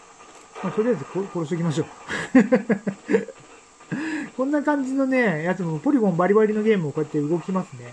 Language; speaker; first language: Japanese; native; Japanese